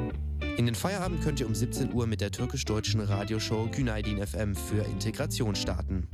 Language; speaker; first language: German; native; German